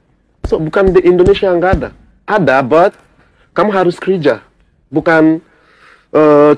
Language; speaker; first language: Indonesian; early bilingual, heritage; English